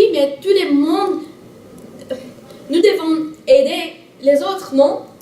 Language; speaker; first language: French; non-native, learner; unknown